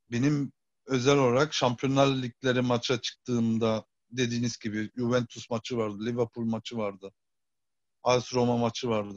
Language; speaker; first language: Turkish; early bilingual, heritage; Turkish